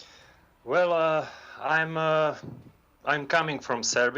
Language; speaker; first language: English; non-native, learner; Serbian